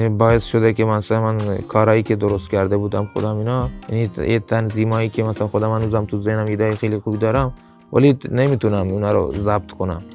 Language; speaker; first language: Persian; non-native, local second language; Baluchi